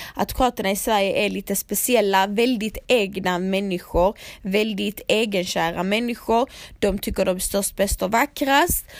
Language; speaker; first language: Swedish; early bilingual, other home language; Croatian